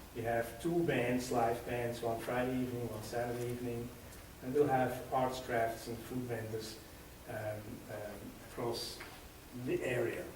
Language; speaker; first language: English; non-native, fluent; Swiss German